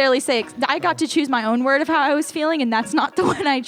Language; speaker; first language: English; native; English